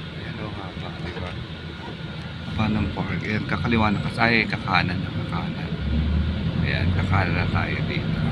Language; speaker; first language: Filipino; native; Filipino